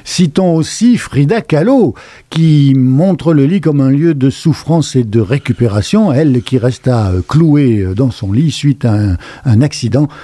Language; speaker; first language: French; native; French